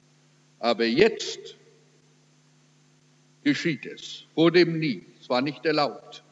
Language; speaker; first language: German; early bilingual, heritage; German